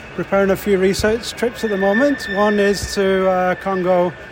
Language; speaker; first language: English; native; English